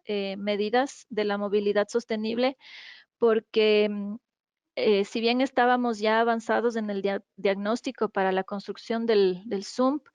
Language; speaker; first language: Spanish; native; Spanish